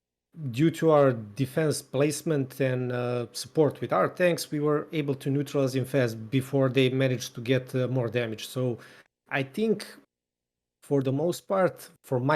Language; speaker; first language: English; non-native, fluent; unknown